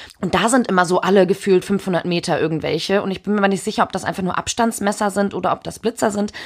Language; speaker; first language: German; early bilingual, heritage; German